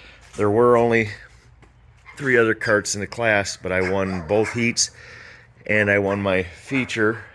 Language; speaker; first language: English; native; English